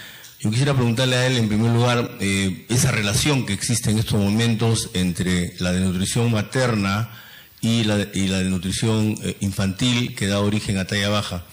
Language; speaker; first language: Spanish; native; Spanish